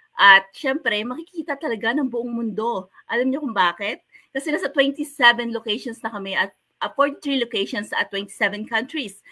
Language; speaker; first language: Filipino; native; Filipino